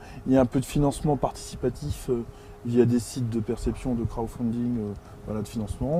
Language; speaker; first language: French; native; French